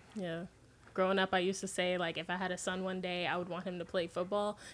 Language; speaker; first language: English; native; English